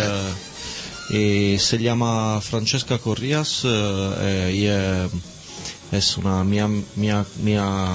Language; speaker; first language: Spanish; non-native, learner; Italian